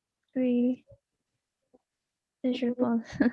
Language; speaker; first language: French; non-native, learner; Spanish